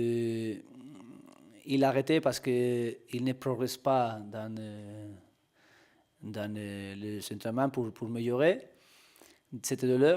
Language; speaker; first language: French; non-native, learner; Spanish